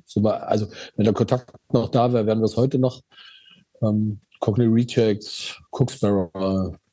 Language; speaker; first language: German; native; German